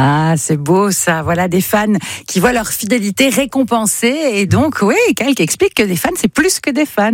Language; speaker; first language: French; native; French